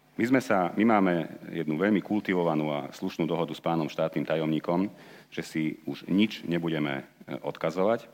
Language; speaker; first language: Slovak; non-native, local second language; Hungarian